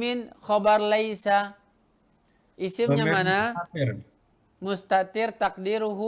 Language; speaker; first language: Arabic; non-native, fluent; Indonesian